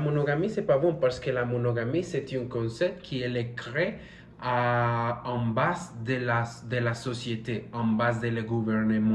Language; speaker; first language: French; non-native, learner; Spanish